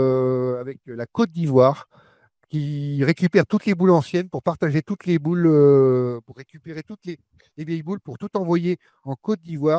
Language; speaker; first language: French; native; French